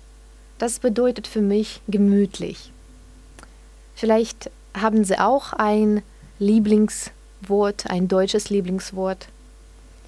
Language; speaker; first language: German; non-native, fluent; Russian